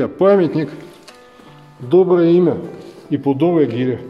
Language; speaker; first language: Russian; native; Russian